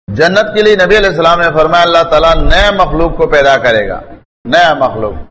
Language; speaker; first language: Urdu; non-native, local second language; Pashto